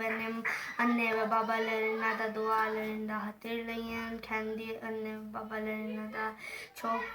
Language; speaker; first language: Turkish; non-native, learner; Hindi